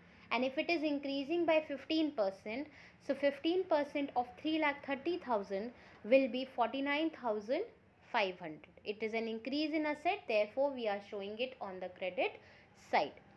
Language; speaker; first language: English; non-native, local second language; Hindi